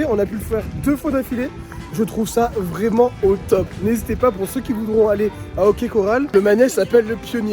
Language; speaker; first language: French; native; French